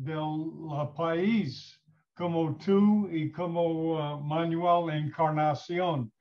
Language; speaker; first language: Spanish; non-native, learner; English